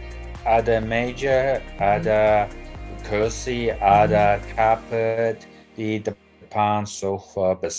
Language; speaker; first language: Indonesian; non-native, learner; English